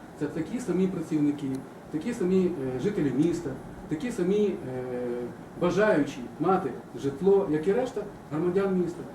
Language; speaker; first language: Ukrainian; native; Ukrainian